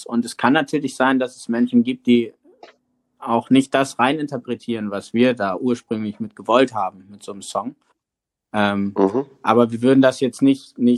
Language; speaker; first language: German; native; German